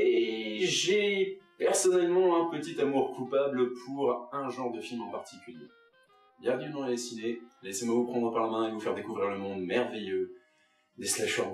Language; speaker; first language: French; native; French